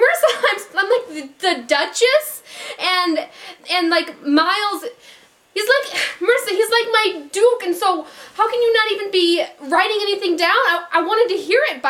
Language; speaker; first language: English; native; English